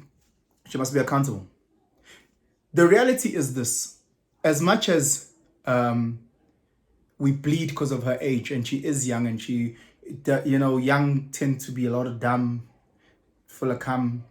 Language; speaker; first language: English; non-native, local second language; Zulu